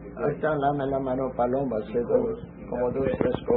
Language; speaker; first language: Spanish; early bilingual, heritage; Ladino